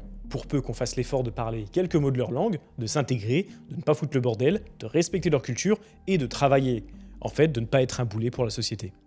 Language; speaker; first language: French; native; French